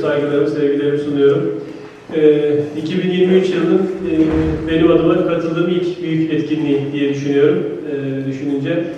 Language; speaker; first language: Turkish; native; Turkish